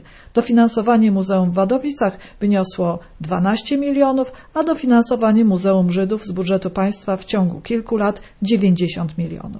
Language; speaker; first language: Polish; native; Polish